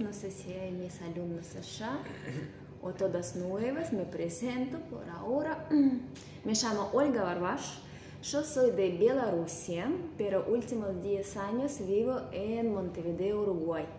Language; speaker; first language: Spanish; non-native, fluent; Russian